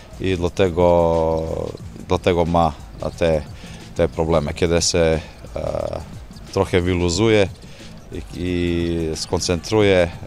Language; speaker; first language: Polish; non-native, learner; Slovenian